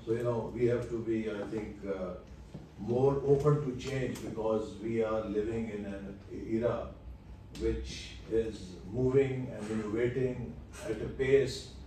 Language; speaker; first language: English; non-native, local second language; Urdu